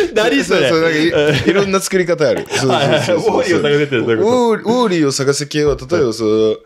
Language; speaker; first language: Japanese; native; Japanese